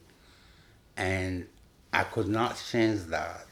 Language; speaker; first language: English; non-native, fluent; Arabic